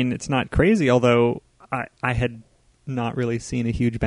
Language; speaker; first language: English; native; English